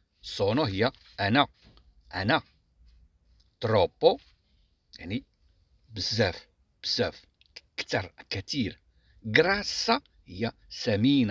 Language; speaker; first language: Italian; non-native, fluent; Arabic